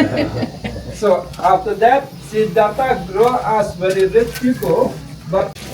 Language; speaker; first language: English; non-native, learner; Indonesian